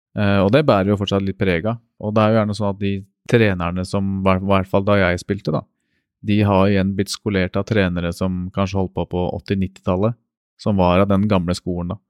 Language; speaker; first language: Norwegian; native; Norwegian